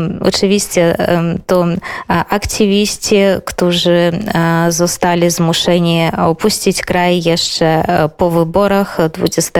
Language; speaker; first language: Polish; non-native, fluent; Belarusian